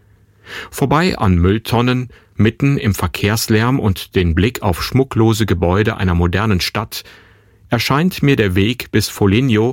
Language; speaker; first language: German; native; German